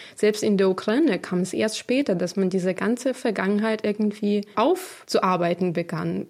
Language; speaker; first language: German; non-native, fluent; Ukrainian